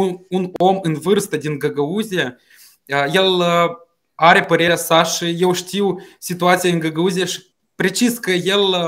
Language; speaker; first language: Romanian; non-native, local second language; Russian